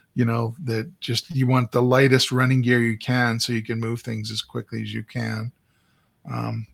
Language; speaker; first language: English; native; English